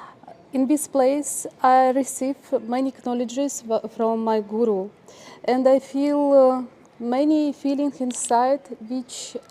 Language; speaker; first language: English; non-native, learner; Ukrainian